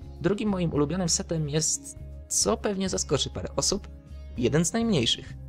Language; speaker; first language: Polish; native; Polish